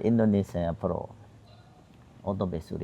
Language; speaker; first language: Korean; non-native, learner; Indonesian